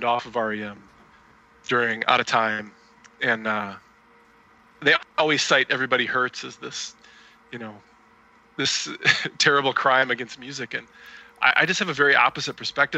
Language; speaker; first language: English; native; English